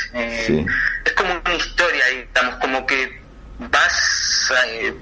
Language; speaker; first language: Spanish; native; Spanish